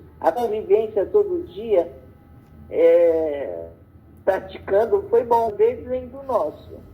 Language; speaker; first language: Portuguese; early bilingual, other home language; Arabic